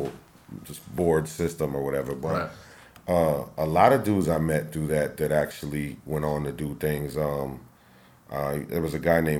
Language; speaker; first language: English; native; English